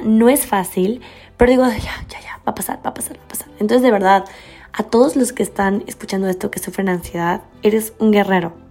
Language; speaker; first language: Spanish; native; Spanish